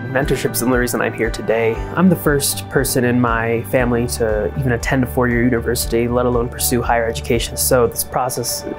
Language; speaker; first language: English; native; English